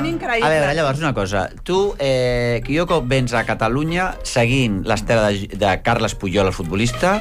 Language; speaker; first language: Catalan; native; Catalan